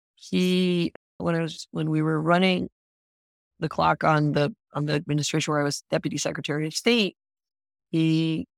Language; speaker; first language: English; non-native, fluent; Spanish